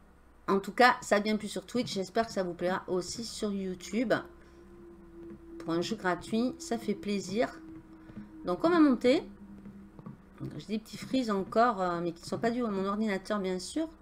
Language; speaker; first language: French; native; French